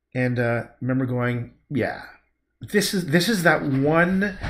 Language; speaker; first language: English; native; English